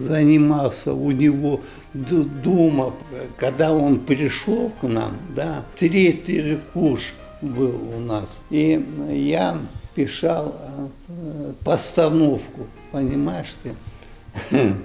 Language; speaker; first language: Russian; non-native, local second language; Ingush